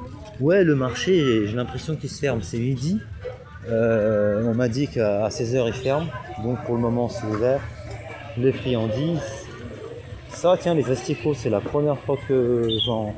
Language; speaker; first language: French; native; French